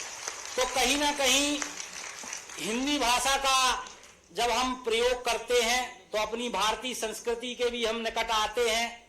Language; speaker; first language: Hindi; native; Hindi